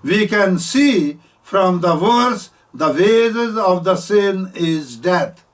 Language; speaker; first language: English; non-native, local second language; Punjabi